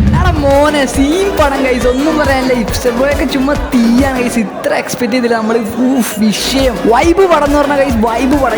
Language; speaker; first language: Malayalam; native; Malayalam